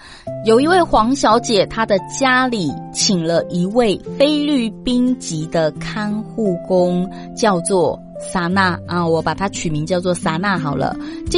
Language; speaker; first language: Chinese; native; Chinese